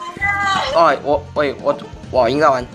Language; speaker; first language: Chinese; native; Chinese